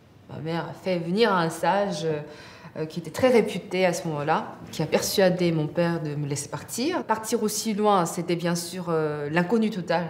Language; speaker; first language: French; non-native, fluent; Korean